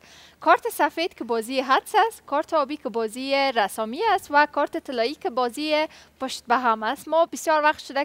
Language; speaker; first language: Persian; native; Persian